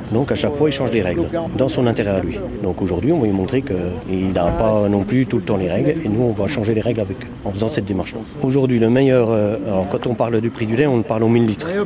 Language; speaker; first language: French; native; French